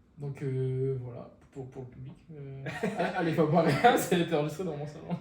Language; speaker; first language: French; non-native, local second language; Malagasy